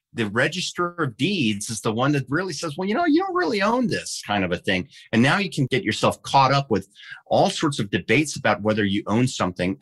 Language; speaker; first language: English; non-native, fluent; Danish